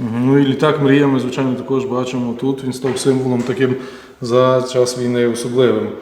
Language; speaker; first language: Ukrainian; native; Ukrainian